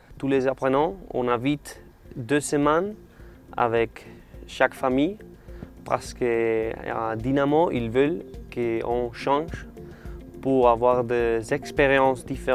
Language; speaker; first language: French; non-native, learner; Spanish